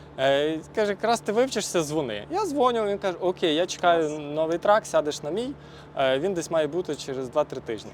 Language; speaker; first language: Ukrainian; native; Ukrainian